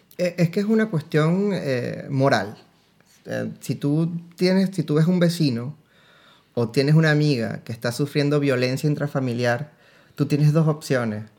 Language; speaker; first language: Spanish; native; Spanish